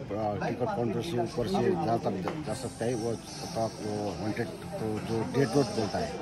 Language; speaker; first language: Hindi; non-native, local second language; Nepali